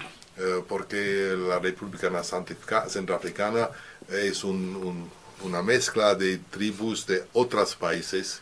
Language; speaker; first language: Spanish; non-native, learner; French